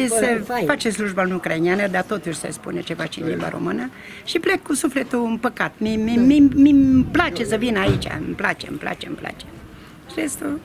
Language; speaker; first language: Romanian; non-native, local second language; Ukrainian